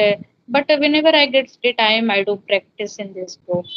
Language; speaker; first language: English; non-native, learner; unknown